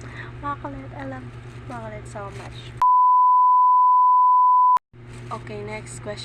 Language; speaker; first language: English; non-native, learner; Filipino